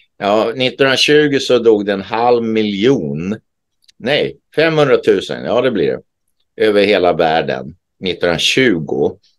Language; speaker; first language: Swedish; native; Swedish